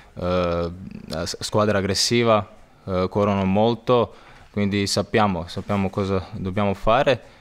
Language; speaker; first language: Italian; non-native, learner; Croatian